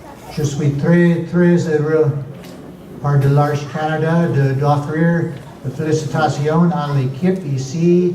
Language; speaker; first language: French; non-native, learner; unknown